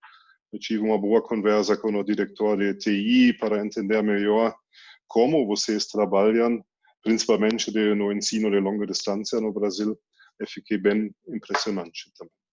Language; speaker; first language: Portuguese; non-native, fluent; German